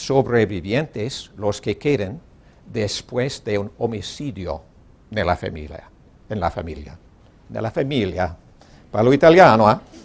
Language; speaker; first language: Spanish; non-native, learner; English